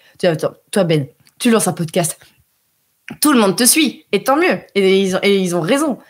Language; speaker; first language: French; early bilingual, heritage; French